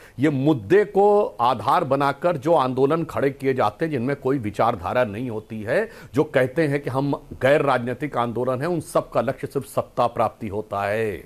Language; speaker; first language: Hindi; native; Hindi